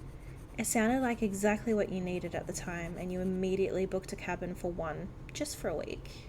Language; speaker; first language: English; native; English